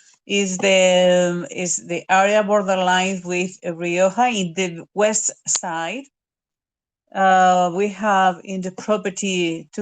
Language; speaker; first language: English; non-native, fluent; Spanish